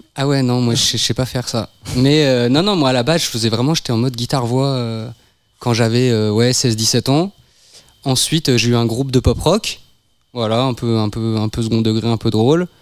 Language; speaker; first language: French; native; French